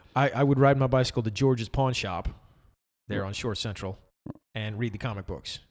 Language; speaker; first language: English; native; English